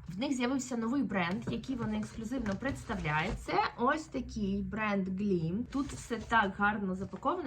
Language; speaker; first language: Ukrainian; native; Ukrainian